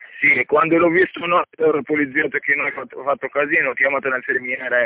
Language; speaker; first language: Italian; non-native, learner; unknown